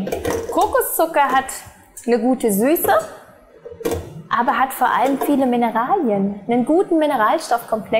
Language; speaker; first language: German; native; German